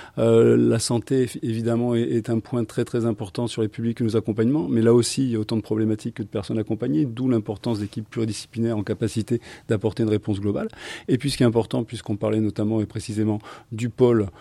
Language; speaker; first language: French; native; French